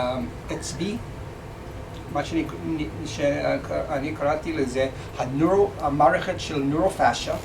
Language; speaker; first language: Hebrew; non-native, fluent; English